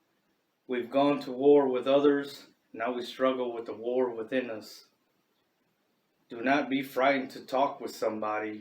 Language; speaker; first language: English; native; English